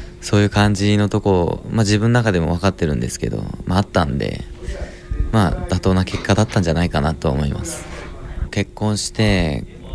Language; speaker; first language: Japanese; native; Japanese